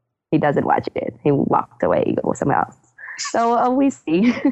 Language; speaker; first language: English; non-native, fluent; Vietnamese